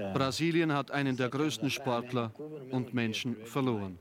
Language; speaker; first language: German; native; German